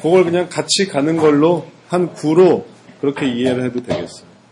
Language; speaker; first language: Korean; native; Korean